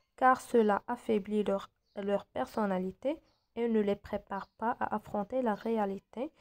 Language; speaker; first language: French; non-native, local second language; Arabic